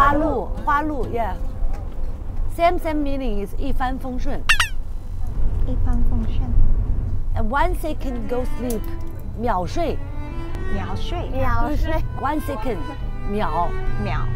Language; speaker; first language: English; non-native, learner; Korean